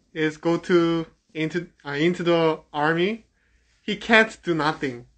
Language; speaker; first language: English; non-native, learner; Korean